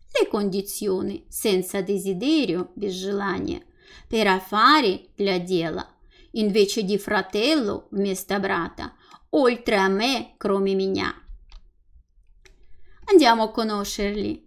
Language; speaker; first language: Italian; non-native, fluent; Russian